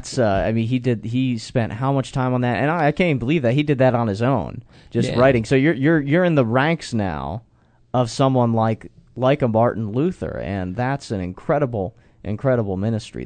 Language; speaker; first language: English; native; English